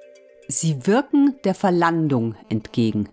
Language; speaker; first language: German; native; German